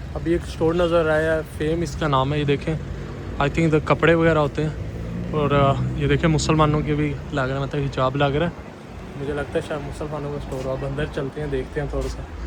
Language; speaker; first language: Urdu; non-native, local second language; Punjabi